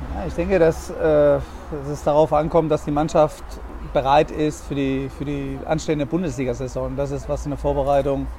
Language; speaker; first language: German; non-native, fluent; Spanish